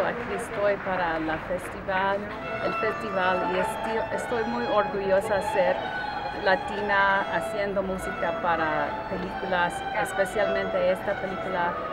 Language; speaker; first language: Spanish; early bilingual, heritage; Spanish